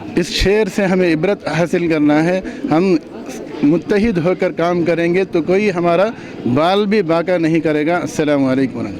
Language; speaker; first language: Urdu; native; Urdu